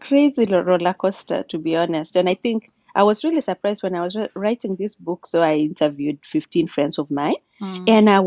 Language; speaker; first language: English; non-native, local second language; Kalenjin